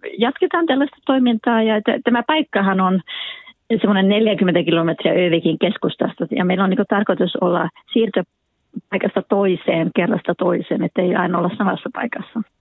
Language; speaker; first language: Finnish; early bilingual, heritage; Finnish